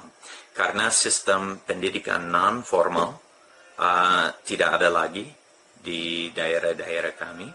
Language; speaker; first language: Indonesian; non-native, fluent; English